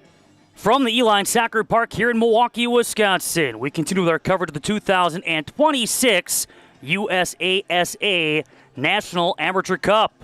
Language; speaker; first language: English; native; English